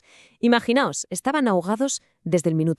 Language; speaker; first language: Spanish; native; Spanish